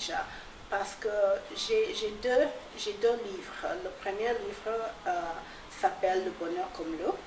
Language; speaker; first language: French; non-native, fluent; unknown